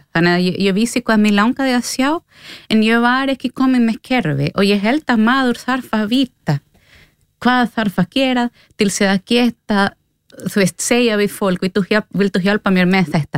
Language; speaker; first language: Icelandic; non-native, learner; Spanish